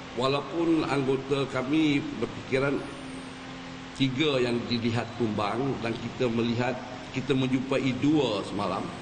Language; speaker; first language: Malay; native; Malay